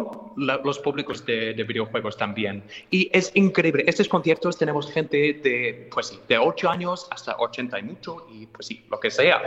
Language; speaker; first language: Spanish; non-native, fluent; English